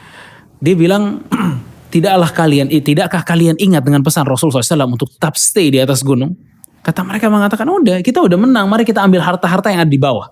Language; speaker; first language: Indonesian; native; Indonesian